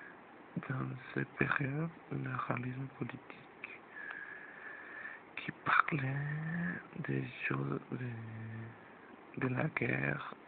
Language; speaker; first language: French; non-native, learner; Spanish